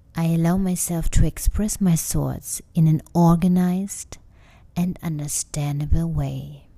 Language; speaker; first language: English; non-native, fluent; German